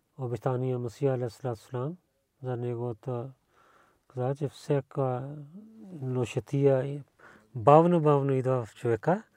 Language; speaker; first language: Bulgarian; non-native, learner; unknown